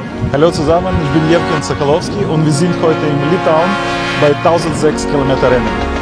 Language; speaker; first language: German; non-native, learner; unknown